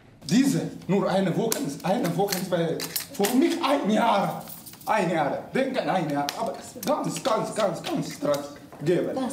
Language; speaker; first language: German; non-native, learner; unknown